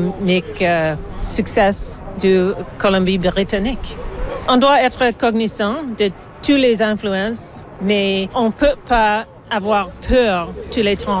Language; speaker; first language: French; non-native, learner; English